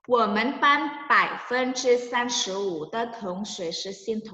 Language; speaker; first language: Chinese; non-native, fluent; Indonesian